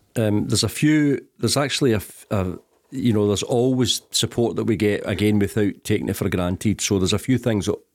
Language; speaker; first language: English; native; English